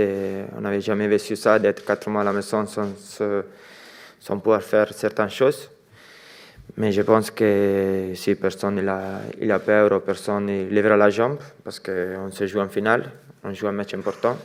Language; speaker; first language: French; non-native, fluent; Italian